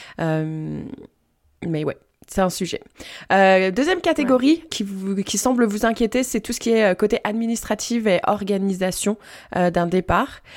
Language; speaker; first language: French; native; French